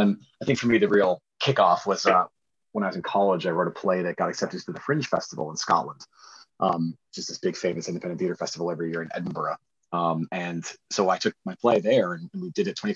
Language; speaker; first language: English; native; English